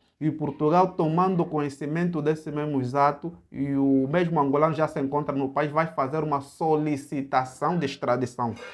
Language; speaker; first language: Portuguese; native; Portuguese